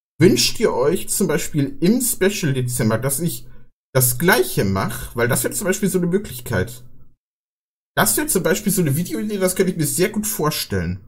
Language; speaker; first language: German; native; German